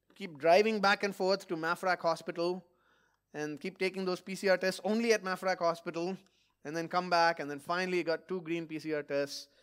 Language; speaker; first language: English; non-native, local second language; Malayalam